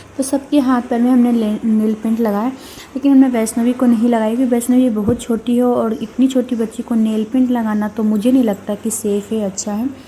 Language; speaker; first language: Hindi; native; Hindi